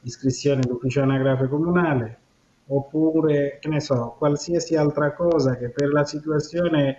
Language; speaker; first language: Italian; non-native, fluent; Bangla